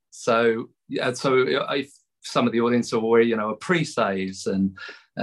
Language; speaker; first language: English; native; English